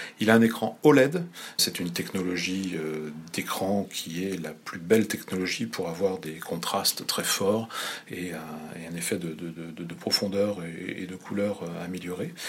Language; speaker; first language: French; native; French